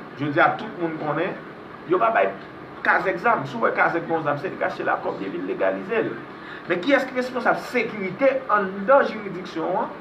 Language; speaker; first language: Haitian Creole; native; Haitian Creole